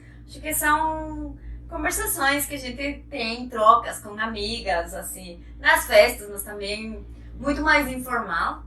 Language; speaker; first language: Portuguese; non-native, fluent; Spanish